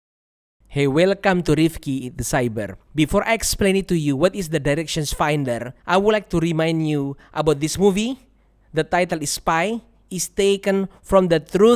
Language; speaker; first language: English; non-native, learner; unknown